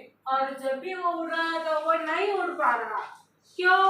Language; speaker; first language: Hindi; non-native, local second language; Telugu